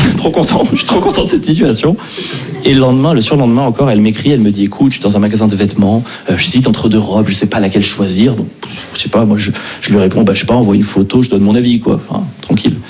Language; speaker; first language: French; native; French